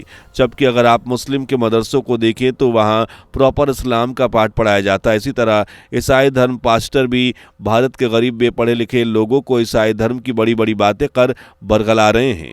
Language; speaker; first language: Hindi; native; Hindi